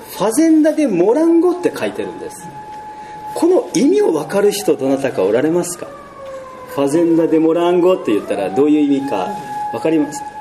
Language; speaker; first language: Japanese; early bilingual, heritage; Japanese